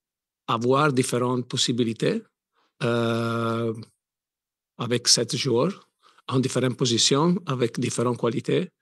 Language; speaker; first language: French; non-native, learner; Italian